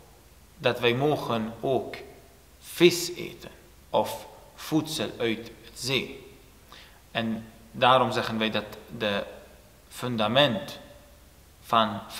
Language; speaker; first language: Dutch; non-native, fluent; Turoyo